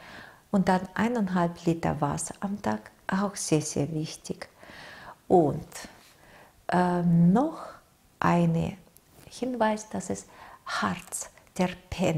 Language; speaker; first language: German; non-native, fluent; Russian